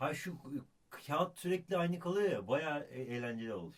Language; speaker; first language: Turkish; native; Turkish